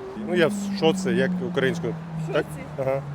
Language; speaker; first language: Ukrainian; non-native, learner; Kazakh